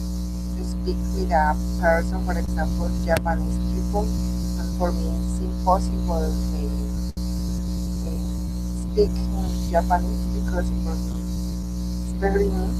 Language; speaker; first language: English; non-native, learner; Spanish